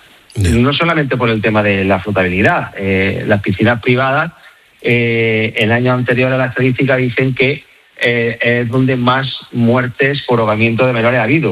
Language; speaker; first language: Spanish; native; Spanish